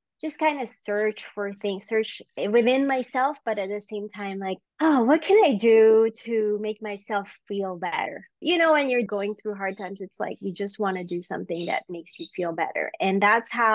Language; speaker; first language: English; non-native, local second language; Filipino